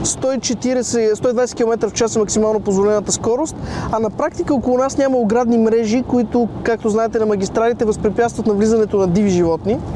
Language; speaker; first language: Bulgarian; native; Bulgarian